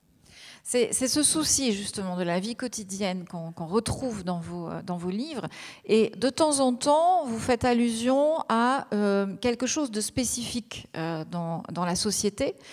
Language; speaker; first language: French; native; French